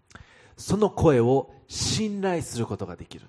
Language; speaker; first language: Japanese; non-native, fluent; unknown